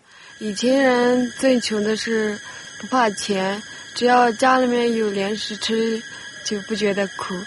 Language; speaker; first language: Chinese; non-native, local second language; Tibetan